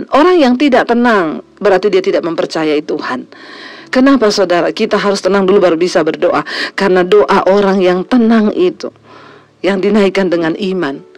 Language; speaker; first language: Indonesian; native; Indonesian